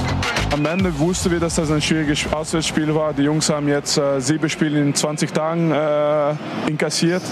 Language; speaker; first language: German; non-native, fluent; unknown